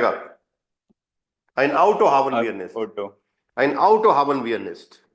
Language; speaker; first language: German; non-native, fluent; Hindi